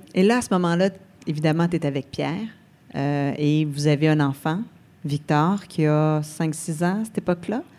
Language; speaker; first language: French; native; French